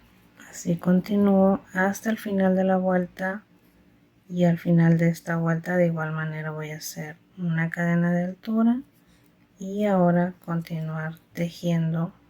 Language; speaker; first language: Spanish; native; Spanish